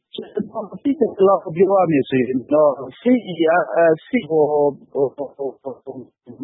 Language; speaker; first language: Burmese; non-native, local second language; Hakha Chin